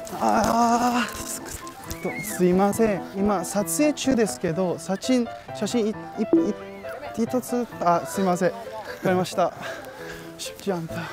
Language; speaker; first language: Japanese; non-native, learner; Korean